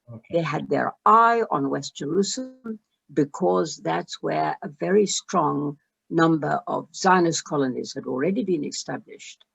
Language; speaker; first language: English; early bilingual, other home language; Arabic